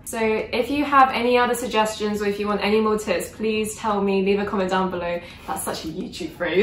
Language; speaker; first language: English; early bilingual, other home language; Korean